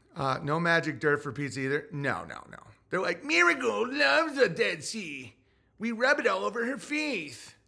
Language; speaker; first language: English; native; English